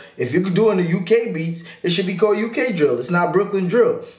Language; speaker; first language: English; native; English